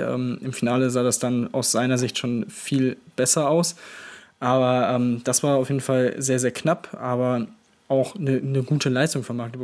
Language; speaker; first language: German; native; German